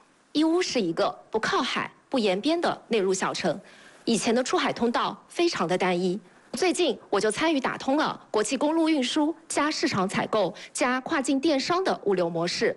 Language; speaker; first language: Chinese; native; Chinese